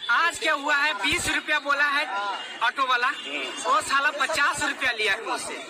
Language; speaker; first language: Hindi; native; Hindi